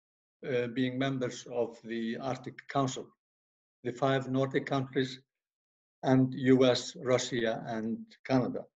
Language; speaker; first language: English; non-native, fluent; Icelandic